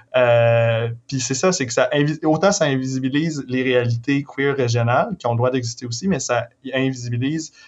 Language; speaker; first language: French; native; French